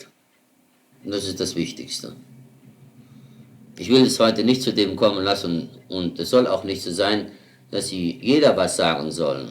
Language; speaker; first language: German; native; German